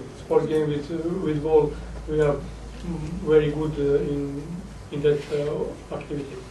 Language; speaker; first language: English; non-native, fluent; Serbian